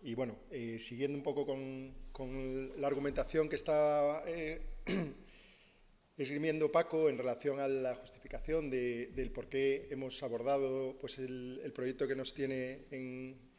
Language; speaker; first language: Spanish; native; Spanish